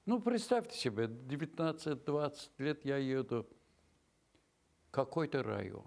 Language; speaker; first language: Russian; non-native, local second language; Azerbaijani